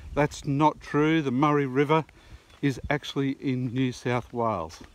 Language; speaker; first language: English; native; English